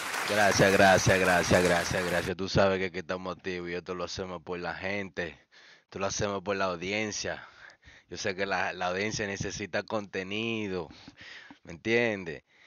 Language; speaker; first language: Spanish; early bilingual, other home language; English